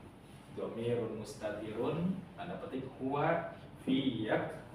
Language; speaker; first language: Arabic; non-native, fluent; Indonesian